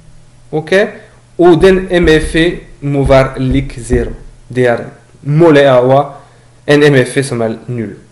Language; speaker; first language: Norwegian; non-native, learner; French